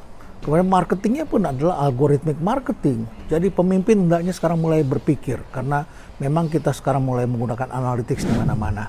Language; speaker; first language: Indonesian; native; Indonesian